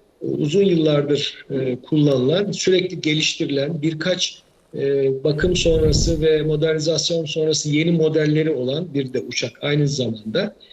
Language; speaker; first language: Turkish; native; Turkish